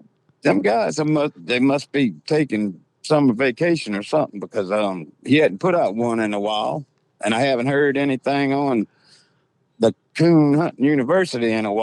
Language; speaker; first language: English; native; English